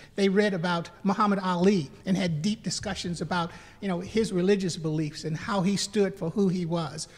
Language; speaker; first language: English; native; English